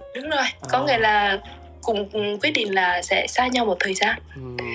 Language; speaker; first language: Vietnamese; native; Vietnamese